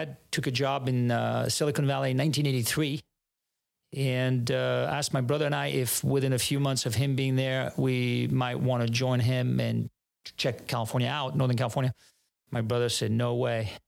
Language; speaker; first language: English; non-native, fluent; French